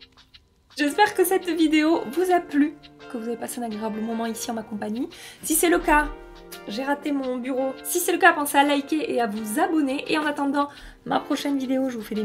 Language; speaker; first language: French; native; French